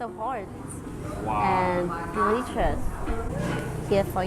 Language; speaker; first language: English; non-native, fluent; Vietnamese